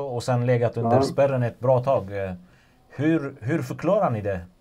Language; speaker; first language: Swedish; non-native, fluent; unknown